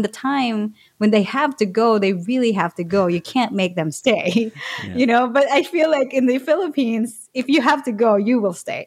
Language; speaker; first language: English; non-native, local second language; Filipino